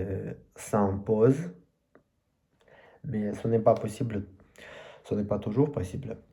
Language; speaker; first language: French; non-native, learner; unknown